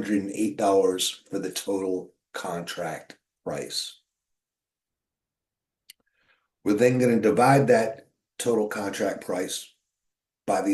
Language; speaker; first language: English; native; English